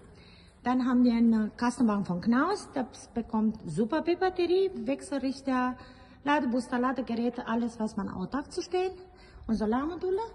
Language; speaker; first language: German; native; German